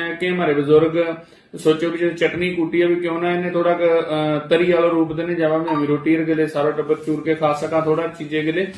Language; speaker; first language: Punjabi; non-native, local second language; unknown